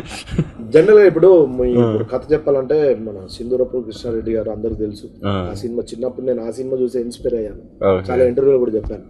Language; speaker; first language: Telugu; native; Telugu